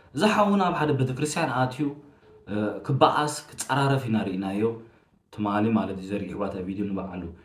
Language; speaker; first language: Tigrinya; early bilingual, heritage; Tigrinya